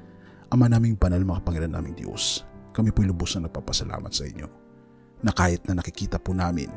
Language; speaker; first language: Filipino; native; Filipino